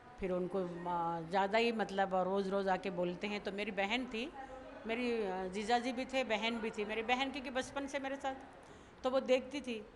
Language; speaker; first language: Hindi; non-native, local second language; Bhili